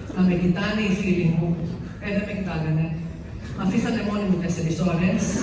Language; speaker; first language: Greek; early bilingual, heritage; Greek